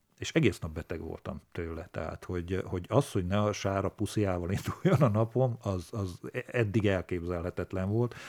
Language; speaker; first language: Hungarian; native; Hungarian